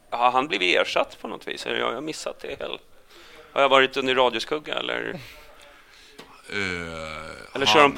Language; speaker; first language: Swedish; native; Swedish